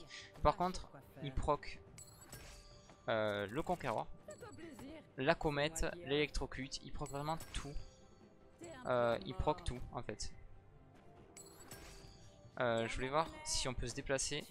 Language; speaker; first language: French; native; French